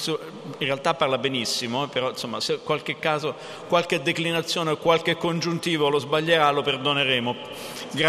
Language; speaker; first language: Italian; native; Italian